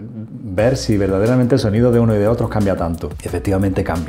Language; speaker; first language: Spanish; native; Spanish